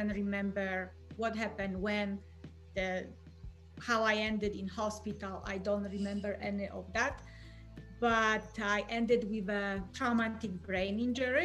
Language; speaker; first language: English; non-native, fluent; Polish